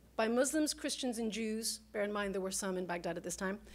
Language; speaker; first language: English; native; English